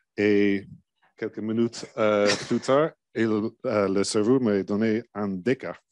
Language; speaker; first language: French; non-native, learner; English